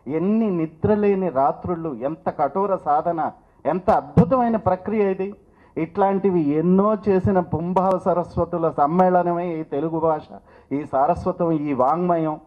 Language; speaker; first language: Telugu; early bilingual, other home language; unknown